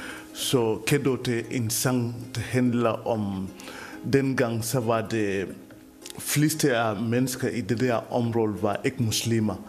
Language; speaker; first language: Danish; non-native, learner; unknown